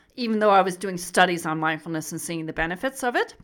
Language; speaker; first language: English; native; English